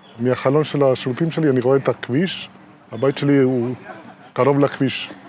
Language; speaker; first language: Hebrew; non-native, fluent; Spanish